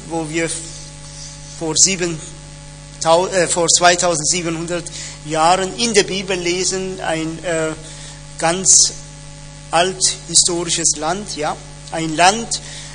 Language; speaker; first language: German; non-native, fluent; Persian